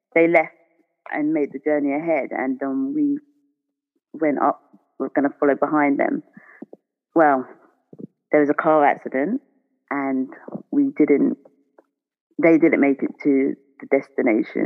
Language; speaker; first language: English; native; English